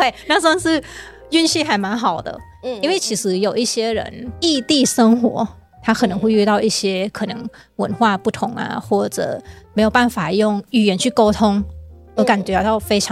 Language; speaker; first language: Chinese; native; Chinese